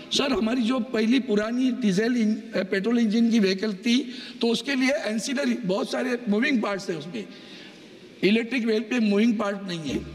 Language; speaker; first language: Hindi; non-native, local second language; Marathi